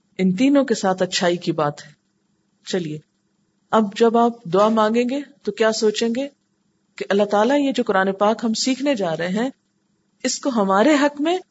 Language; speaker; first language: Urdu; native; Urdu